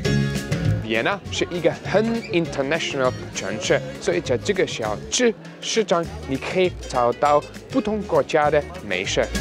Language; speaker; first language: Chinese; non-native, fluent; German